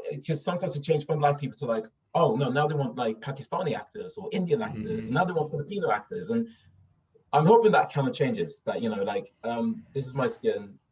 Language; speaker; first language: English; non-native, fluent; Swedish